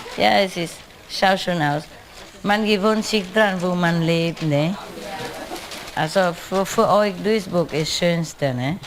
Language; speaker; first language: German; non-native, learner; Vietnamese